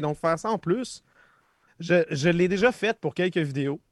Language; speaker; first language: French; native; French